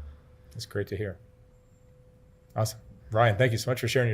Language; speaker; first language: English; native; English